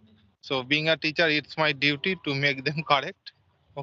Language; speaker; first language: English; non-native, local second language; Santali